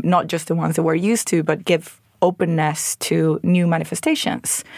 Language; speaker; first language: English; non-native, fluent; Spanish